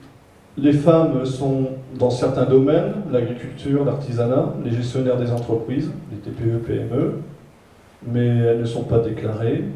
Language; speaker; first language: French; native; French